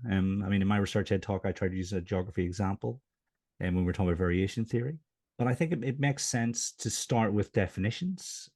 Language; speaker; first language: English; native; English